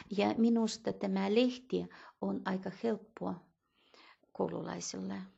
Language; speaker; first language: Finnish; early bilingual, heritage; Russian